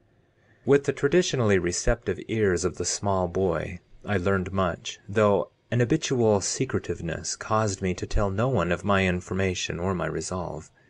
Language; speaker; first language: English; native; English